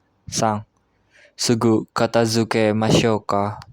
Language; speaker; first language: Japanese; non-native, learner; Indonesian